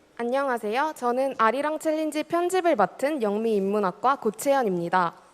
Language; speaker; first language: Korean; native; Korean